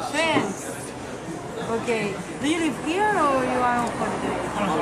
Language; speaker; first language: English; non-native, fluent; Spanish